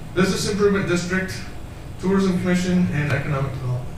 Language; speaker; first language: English; native; English